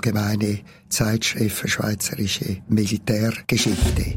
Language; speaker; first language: German; native; German